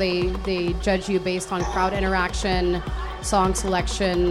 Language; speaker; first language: English; non-native, local second language; Hiligaynon